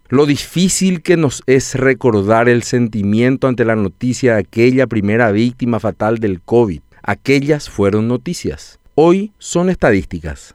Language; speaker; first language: Spanish; native; Spanish